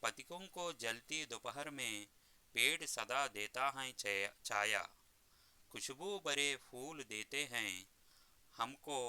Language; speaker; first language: Hindi; non-native, local second language; Telugu